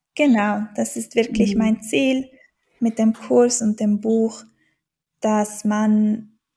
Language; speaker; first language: German; native; German